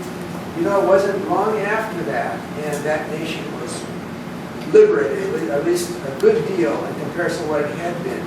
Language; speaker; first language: English; native; English